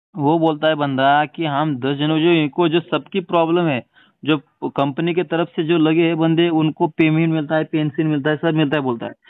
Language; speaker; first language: Hindi; non-native, local second language; Marathi